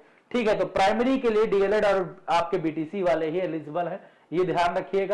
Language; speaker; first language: Hindi; native; Hindi